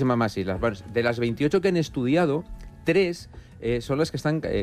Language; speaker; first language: Spanish; native; Spanish